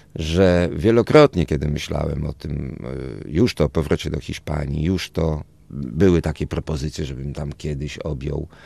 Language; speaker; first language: Polish; early bilingual, other home language; Spanish